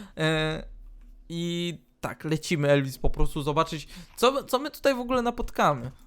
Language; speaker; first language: Polish; native; Polish